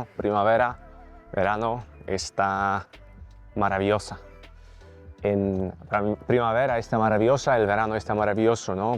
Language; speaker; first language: Spanish; non-native, fluent; Polish